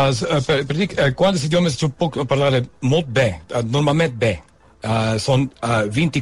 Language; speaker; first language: Catalan; non-native, learner; English